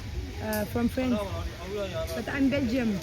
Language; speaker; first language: English; non-native, learner; French